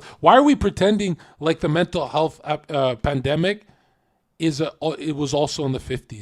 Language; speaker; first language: English; native; English